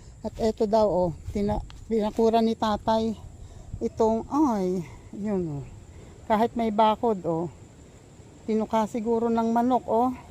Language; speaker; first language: Filipino; native; Filipino